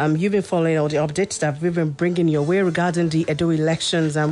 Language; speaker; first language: English; non-native, local second language; Yoruba